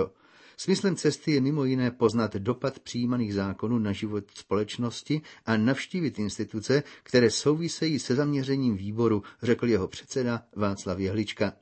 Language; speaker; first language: Czech; native; Czech